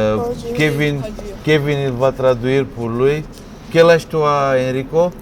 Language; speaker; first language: French; non-native, fluent; Romanian